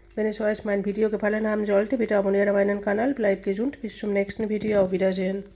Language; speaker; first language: German; non-native, fluent; Bangla